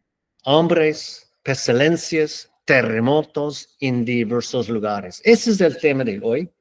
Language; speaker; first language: Spanish; non-native, learner; English